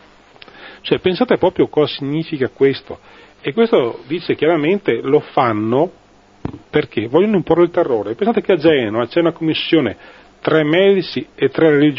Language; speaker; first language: Italian; native; Italian